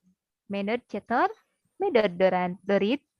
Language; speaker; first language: Persian; non-native, learner; Indonesian